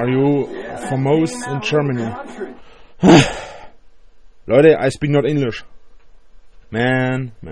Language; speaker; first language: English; non-native, learner; German